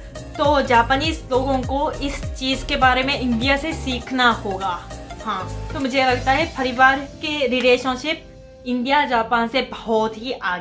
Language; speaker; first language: Hindi; non-native, fluent; Japanese